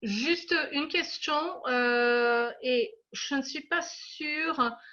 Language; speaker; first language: French; non-native, fluent; English